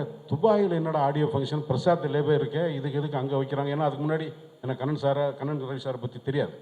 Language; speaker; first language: Tamil; native; Tamil